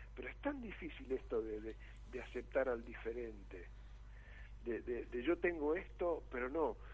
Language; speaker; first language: Spanish; native; Spanish